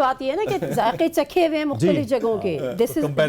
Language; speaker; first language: Urdu; native; Urdu